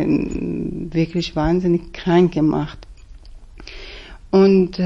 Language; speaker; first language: German; non-native, fluent; Persian